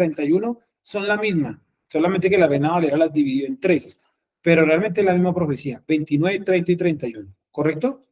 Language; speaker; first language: Spanish; native; Spanish